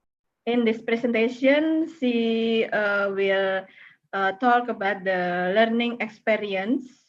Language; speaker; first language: English; non-native, learner; Indonesian